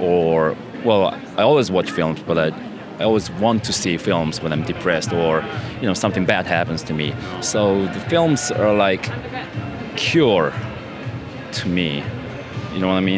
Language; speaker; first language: English; non-native, fluent; Japanese